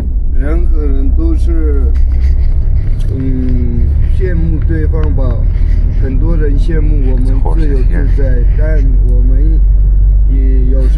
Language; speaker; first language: Chinese; non-native, local second language; Tibetan